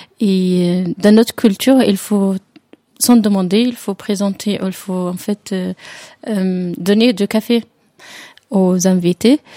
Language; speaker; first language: French; non-native, fluent; Arabic